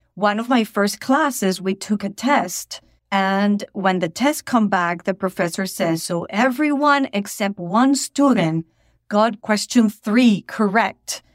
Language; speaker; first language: English; non-native, fluent; Spanish